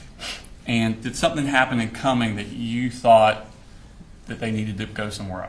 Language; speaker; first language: English; native; English